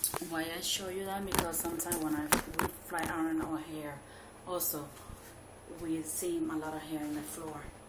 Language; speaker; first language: English; non-native, fluent; Spanish